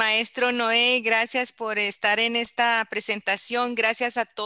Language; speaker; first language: Spanish; native; Spanish